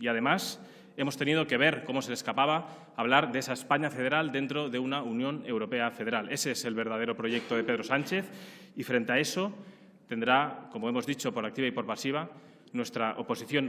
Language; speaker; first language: Spanish; native; Spanish